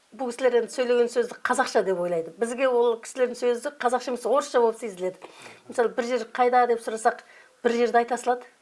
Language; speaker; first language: Kazakh; early bilingual, heritage; Kazakh